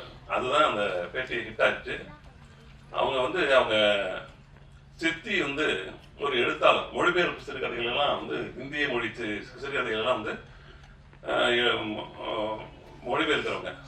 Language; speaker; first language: Tamil; native; Tamil